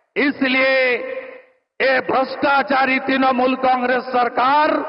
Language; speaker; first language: Hindi; non-native, local second language; Bangla